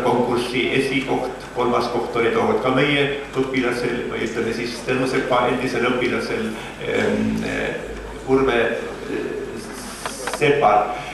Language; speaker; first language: Estonian; native; Estonian